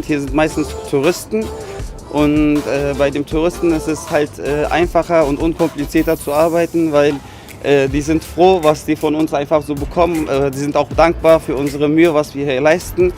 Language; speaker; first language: German; non-native, fluent; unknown